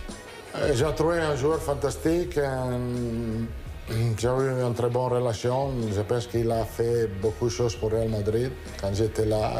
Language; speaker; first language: French; non-native, learner; Italian